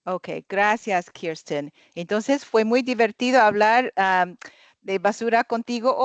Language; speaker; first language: Spanish; non-native, learner; English